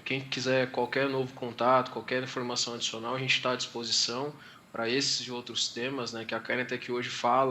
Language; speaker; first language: Portuguese; native; Portuguese